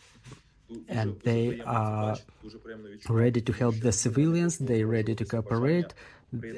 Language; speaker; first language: English; non-native, fluent; Russian